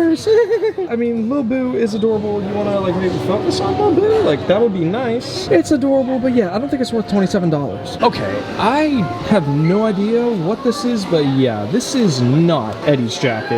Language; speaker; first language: English; native; English